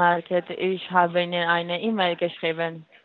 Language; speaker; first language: German; non-native, learner; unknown